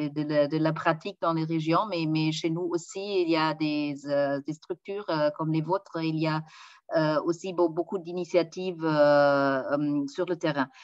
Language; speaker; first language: French; non-native, fluent; German